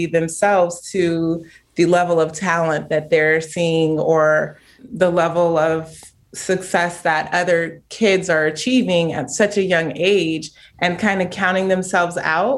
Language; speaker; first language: English; native; English